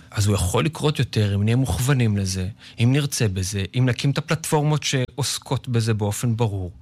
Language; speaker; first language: Hebrew; native; Hebrew